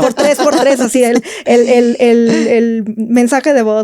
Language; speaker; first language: Spanish; native; Spanish